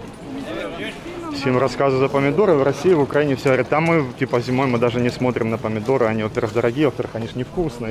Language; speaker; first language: Russian; native; Russian